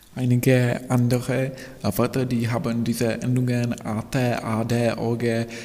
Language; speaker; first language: German; non-native, fluent; Czech